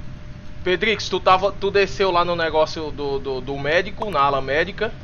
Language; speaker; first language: Portuguese; native; Portuguese